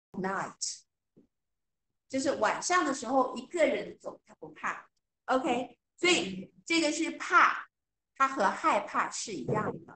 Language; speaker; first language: Chinese; non-native, fluent; English